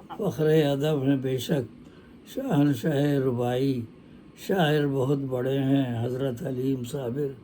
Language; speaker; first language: Urdu; native; Urdu